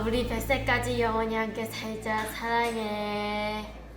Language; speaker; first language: Korean; native; Korean